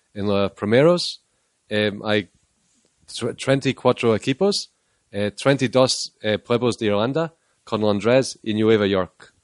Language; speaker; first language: Spanish; non-native, learner; English